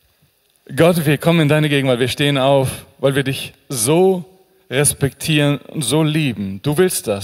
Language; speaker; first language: German; native; German